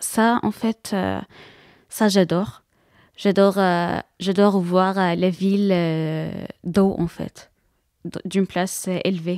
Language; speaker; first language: French; non-native, fluent; Arabic